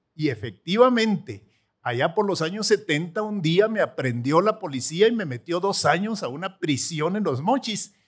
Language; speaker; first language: Spanish; native; Spanish